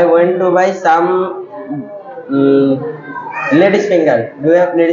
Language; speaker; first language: English; non-native, learner; Bangla